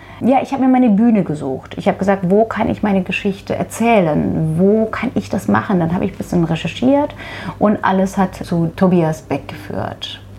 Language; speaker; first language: German; non-native, fluent; Turkish